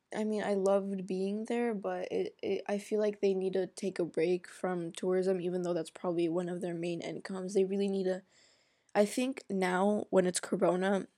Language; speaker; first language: English; non-native, fluent; Arabic